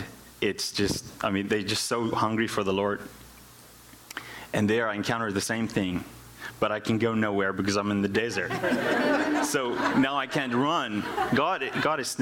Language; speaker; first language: English; non-native, local second language; Afrikaans